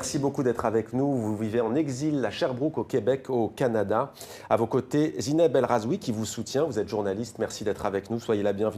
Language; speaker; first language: French; native; French